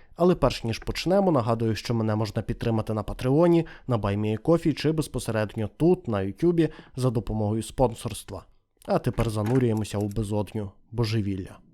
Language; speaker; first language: Ukrainian; native; Ukrainian